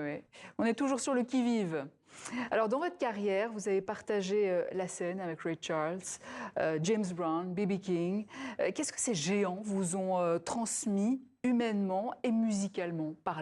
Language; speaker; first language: French; native; French